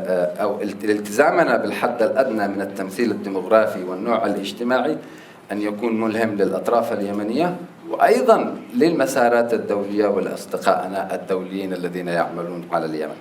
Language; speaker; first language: Arabic; native; Arabic